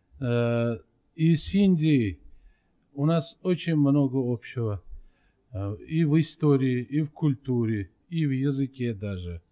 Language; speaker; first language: Russian; non-native, local second language; Uzbek